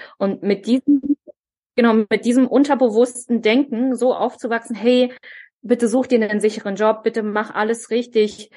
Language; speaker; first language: German; early bilingual, other home language; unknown